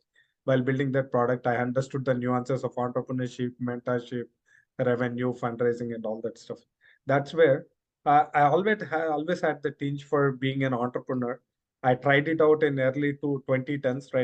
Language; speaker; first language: English; non-native, local second language; Telugu